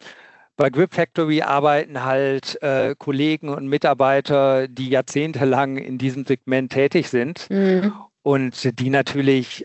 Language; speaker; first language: German; native; German